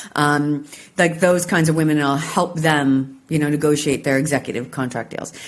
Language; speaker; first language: English; native; English